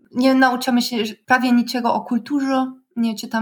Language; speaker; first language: Polish; non-native, learner; German